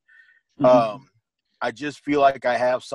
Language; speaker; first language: English; native; English